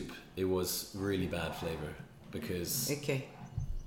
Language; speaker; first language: English; native; English